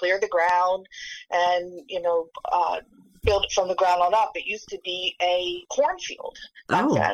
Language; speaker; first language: English; native; English